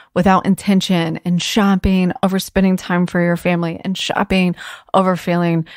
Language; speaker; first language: English; native; English